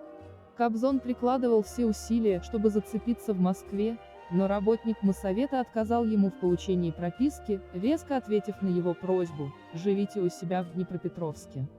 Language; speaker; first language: Russian; native; Russian